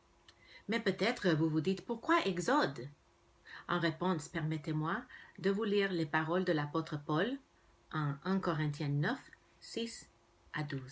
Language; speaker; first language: French; non-native, fluent; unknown